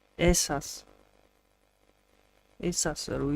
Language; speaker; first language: Spanish; non-native, learner; English